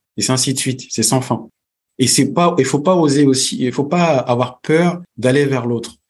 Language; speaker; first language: French; early bilingual, other home language; Fula